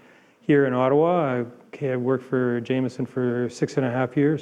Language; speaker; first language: English; native; English